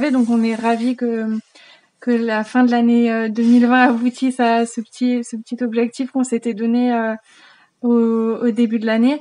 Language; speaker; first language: French; native; French